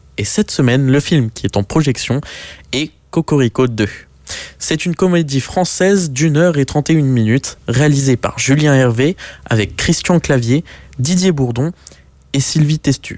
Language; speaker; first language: French; native; French